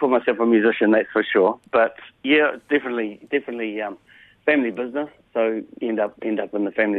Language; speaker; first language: English; native; English